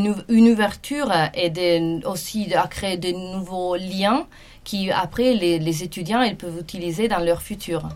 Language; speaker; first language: French; non-native, fluent; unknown